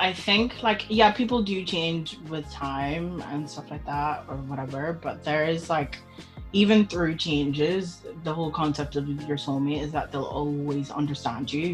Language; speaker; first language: English; native; English